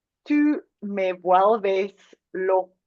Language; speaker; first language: Spanish; non-native, learner; English